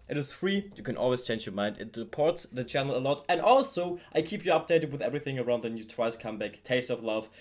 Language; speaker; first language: English; non-native, fluent; German